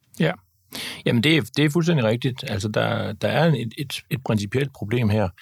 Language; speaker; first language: Danish; native; Danish